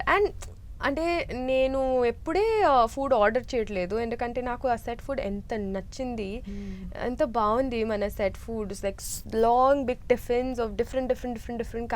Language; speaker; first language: Telugu; non-native, learner; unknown